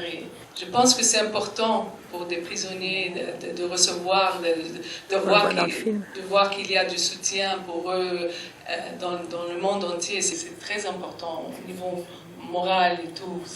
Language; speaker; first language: French; non-native, fluent; Arabic